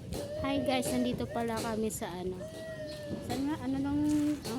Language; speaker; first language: Filipino; native; Filipino